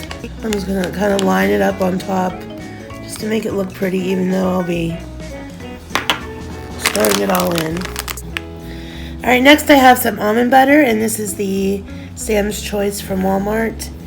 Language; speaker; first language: English; native; English